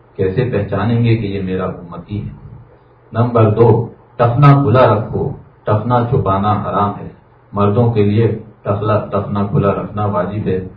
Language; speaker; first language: Urdu; native; Urdu